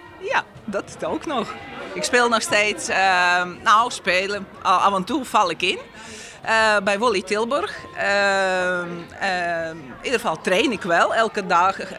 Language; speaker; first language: Dutch; non-native, fluent; Latvian